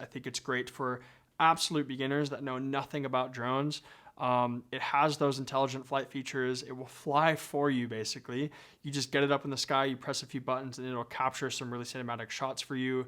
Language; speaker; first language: English; native; English